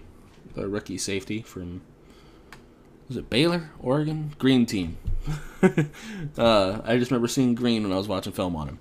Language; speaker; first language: English; native; English